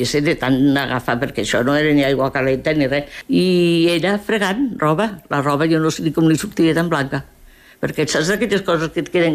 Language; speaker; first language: Catalan; early bilingual, other home language; Spanish